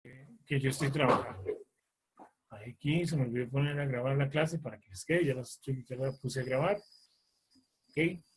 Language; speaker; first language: Spanish; native; Spanish